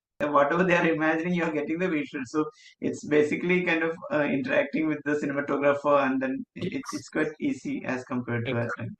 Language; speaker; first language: English; non-native, local second language; Malayalam